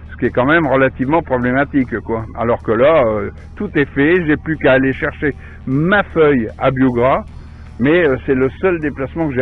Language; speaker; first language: French; native; French